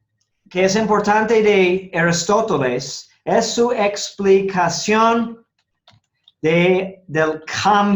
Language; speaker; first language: Spanish; non-native, fluent; English